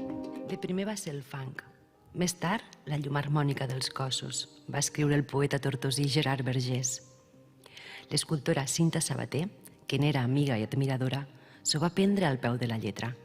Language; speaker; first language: Catalan; native; Catalan